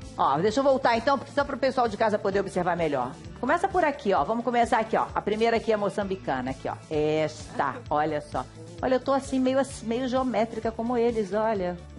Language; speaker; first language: Portuguese; native; Portuguese